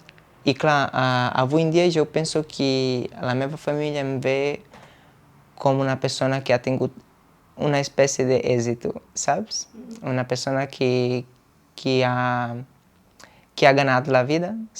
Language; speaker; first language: Catalan; non-native, fluent; Portuguese